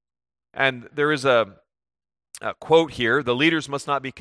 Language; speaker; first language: English; native; English